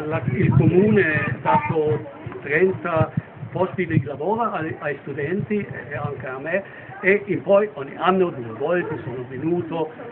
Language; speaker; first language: Italian; non-native, fluent; German